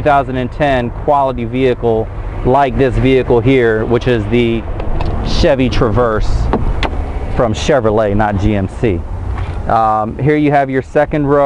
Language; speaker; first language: English; native; English